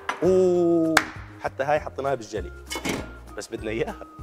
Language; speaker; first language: Arabic; early bilingual, heritage; Arabic